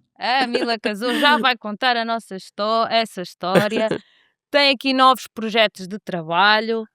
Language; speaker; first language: Portuguese; native; Portuguese